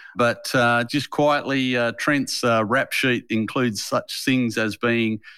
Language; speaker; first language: English; native; English